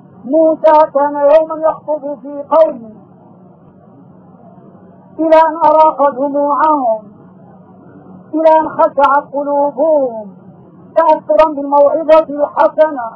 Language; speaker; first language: Arabic; native; Arabic